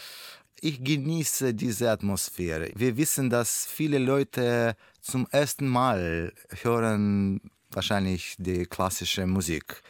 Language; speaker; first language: German; non-native, fluent; Russian